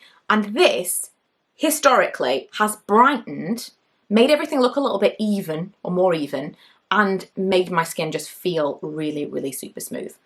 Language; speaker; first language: English; native; English